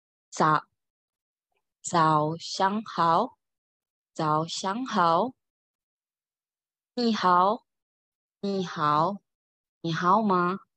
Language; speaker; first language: Chinese; non-native, learner; Malay